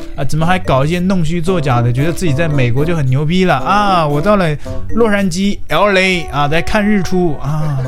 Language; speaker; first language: Chinese; native; Chinese